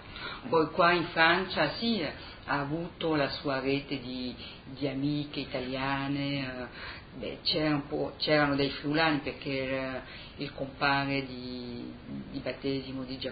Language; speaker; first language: Italian; early bilingual, heritage; Italian